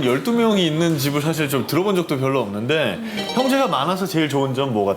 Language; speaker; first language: Korean; native; Korean